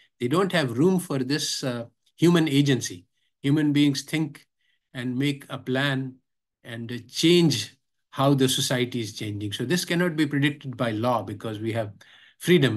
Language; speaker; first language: English; non-native, local second language; Urdu